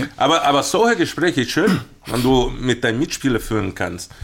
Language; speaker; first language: German; non-native, fluent; Portuguese